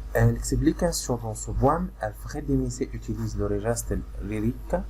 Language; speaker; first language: French; non-native, fluent; Arabic